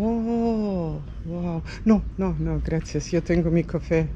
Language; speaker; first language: Spanish; non-native, learner; Serbian